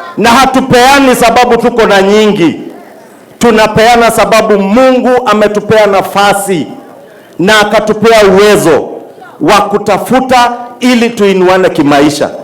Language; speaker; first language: Swahili; non-native, local second language; Kikuyu